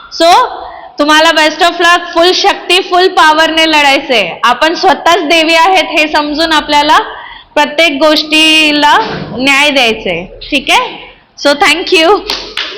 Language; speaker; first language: Marathi; non-native, local second language; Hindi